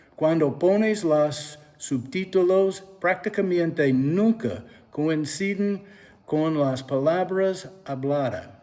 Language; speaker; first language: Spanish; non-native, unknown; English